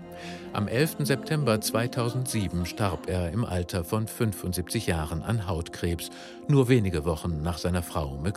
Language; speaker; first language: German; native; German